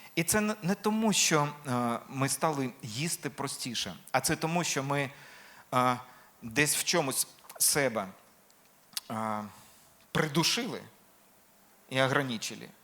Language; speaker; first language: Ukrainian; non-native, local second language; Russian